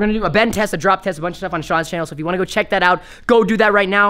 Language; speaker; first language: English; native; English